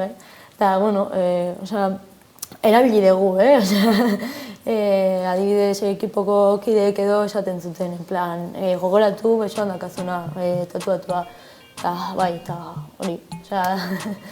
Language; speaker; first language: Basque; non-native, local second language; Spanish